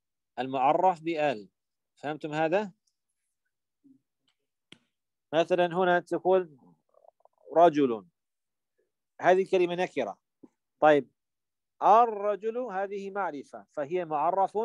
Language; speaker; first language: Arabic; non-native, fluent; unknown